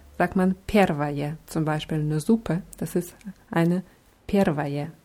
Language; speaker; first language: German; non-native, fluent; Russian